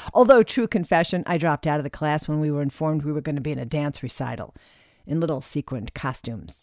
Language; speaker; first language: English; native; English